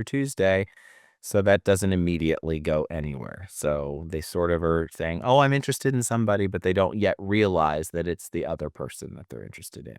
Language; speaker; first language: English; native; English